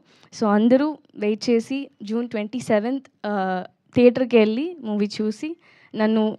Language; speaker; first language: Telugu; non-native, learner; Tamil